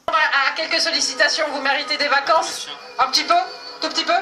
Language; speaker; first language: French; native; French